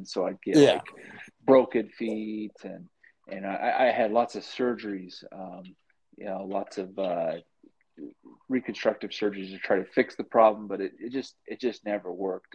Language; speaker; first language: English; native; English